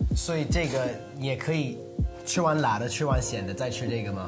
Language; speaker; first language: Chinese; non-native, fluent; English